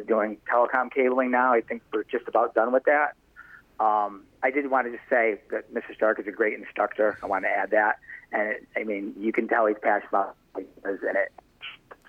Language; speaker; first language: English; native; English